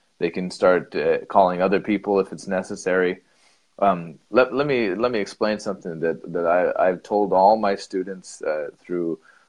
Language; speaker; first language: English; native; English